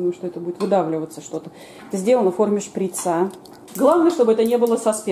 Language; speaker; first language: Russian; native; Russian